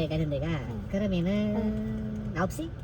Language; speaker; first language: Korean; non-native, learner; Indonesian